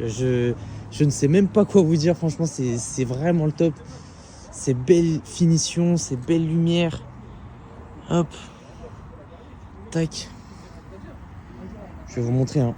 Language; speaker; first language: French; native; French